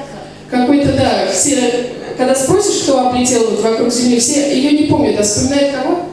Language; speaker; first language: Russian; native; Russian